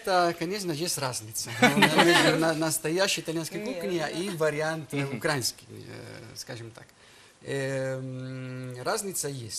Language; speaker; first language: Russian; non-native, learner; Italian